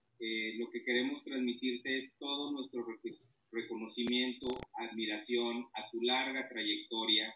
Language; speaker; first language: Spanish; native; Spanish